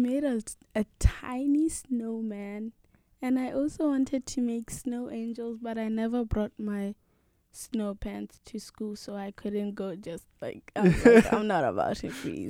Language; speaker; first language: English; non-native, local second language; Tswana